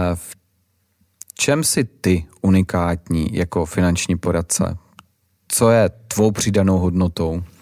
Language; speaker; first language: Czech; native; Czech